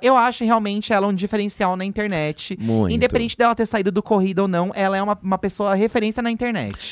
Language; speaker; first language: Portuguese; native; Portuguese